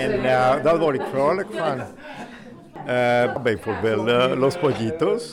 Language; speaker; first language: Dutch; non-native, learner; Spanish